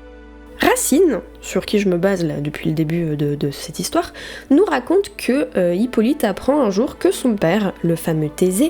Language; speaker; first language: French; native; French